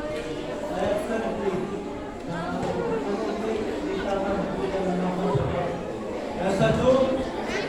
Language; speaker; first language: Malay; non-native, learner; Arabic